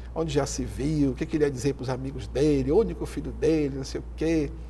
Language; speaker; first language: Portuguese; native; Portuguese